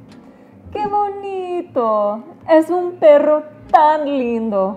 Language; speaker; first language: Spanish; non-native, learner; English